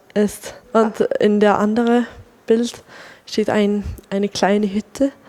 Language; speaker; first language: German; non-native, fluent; Swedish